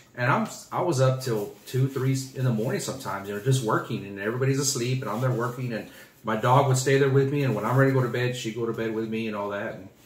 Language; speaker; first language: English; native; English